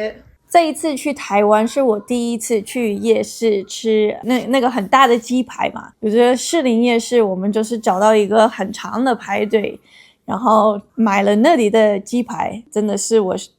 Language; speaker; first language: Chinese; non-native, fluent; English